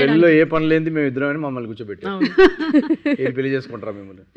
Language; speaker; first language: Telugu; native; Telugu